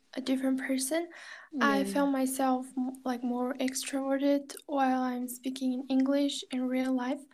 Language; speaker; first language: English; non-native, learner; Kazakh